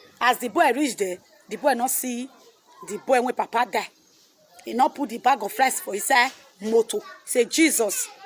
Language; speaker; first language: Nigerian Pidgin; non-native, local second language; Bini